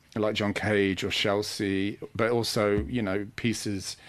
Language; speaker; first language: English; native; English